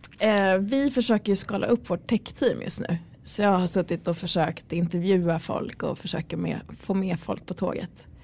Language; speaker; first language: Swedish; early bilingual, other home language; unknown